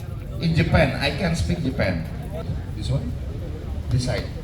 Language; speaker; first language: English; non-native, learner; Indonesian